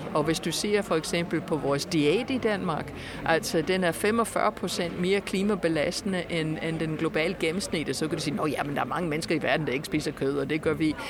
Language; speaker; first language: Danish; non-native, fluent; English